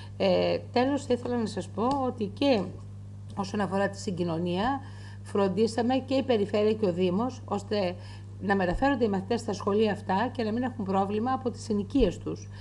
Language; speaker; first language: Greek; native; Greek